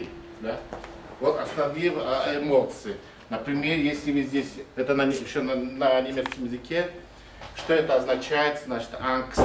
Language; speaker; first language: Russian; non-native, fluent; Mongolian